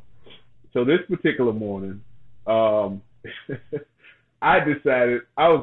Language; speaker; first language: English; native; English